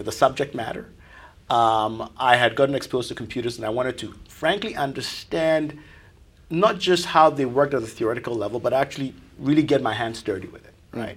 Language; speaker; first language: English; non-native, local second language; Akan